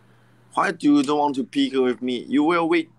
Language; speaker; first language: English; non-native, learner; Chinese